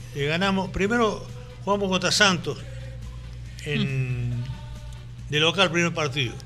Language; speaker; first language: Spanish; native; Spanish